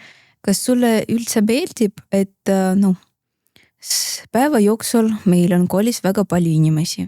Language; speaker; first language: Estonian; non-native, local second language; Russian